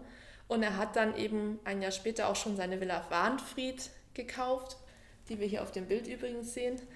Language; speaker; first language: German; native; German